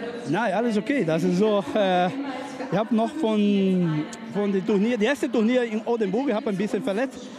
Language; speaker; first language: German; non-native, learner; Portuguese